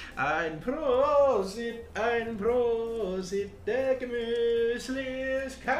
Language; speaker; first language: German; non-native, learner; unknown